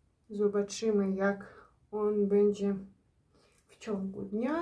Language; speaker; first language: Polish; non-native, learner; Ukrainian